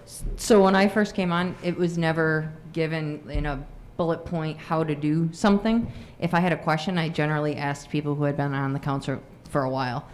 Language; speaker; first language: English; native; English